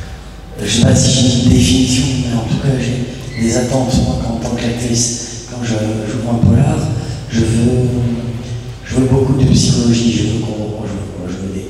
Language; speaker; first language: French; native; French